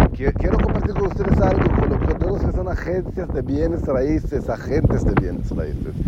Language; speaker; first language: Spanish; non-native, learner; Hebrew